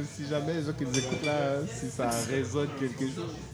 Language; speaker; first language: French; native; French